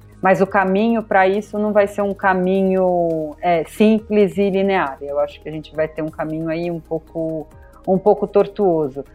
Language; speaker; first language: Portuguese; native; Portuguese